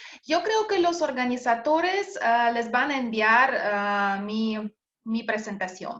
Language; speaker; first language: Spanish; non-native, fluent; Russian